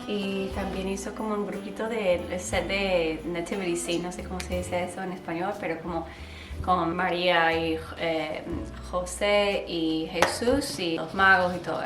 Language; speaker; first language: Spanish; non-native, learner; English